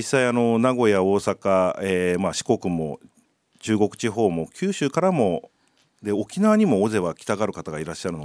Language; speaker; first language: Japanese; native; Japanese